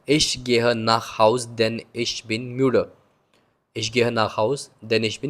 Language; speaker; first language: German; non-native, learner; Hindi